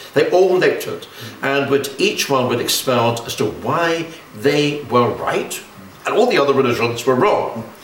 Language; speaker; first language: English; native; English